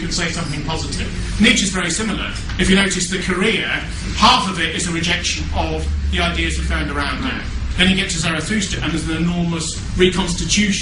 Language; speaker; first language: English; native; English